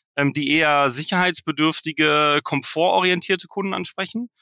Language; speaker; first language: German; native; German